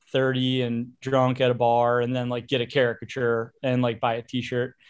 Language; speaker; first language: English; native; English